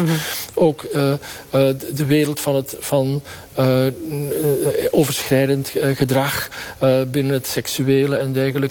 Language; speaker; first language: Dutch; native; Dutch